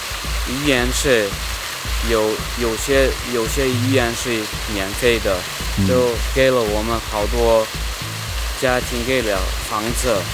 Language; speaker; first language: Chinese; non-native, learner; Turkmen